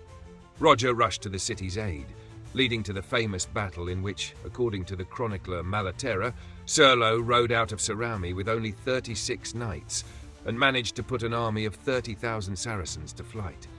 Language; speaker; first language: English; non-native, fluent; Italian